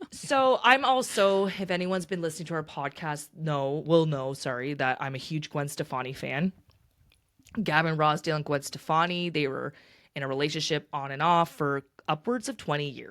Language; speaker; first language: English; native; English